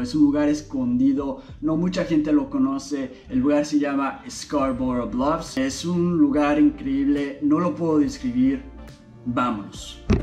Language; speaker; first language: Spanish; early bilingual, heritage; Spanish